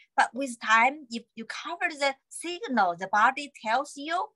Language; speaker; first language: English; non-native, fluent; Chinese